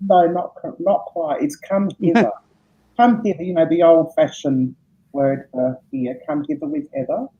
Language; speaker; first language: English; native; English